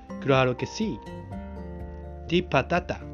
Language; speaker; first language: Spanish; non-native, fluent; Japanese